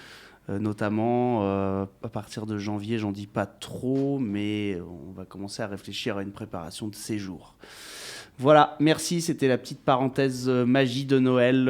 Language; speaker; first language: French; native; French